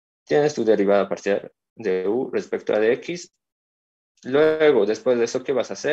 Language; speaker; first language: Spanish; native; Spanish